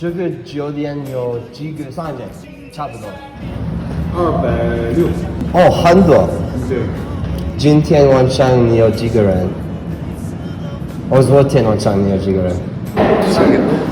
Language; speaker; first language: Chinese; non-native, learner; English